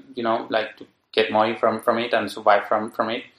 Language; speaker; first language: English; non-native, fluent; Spanish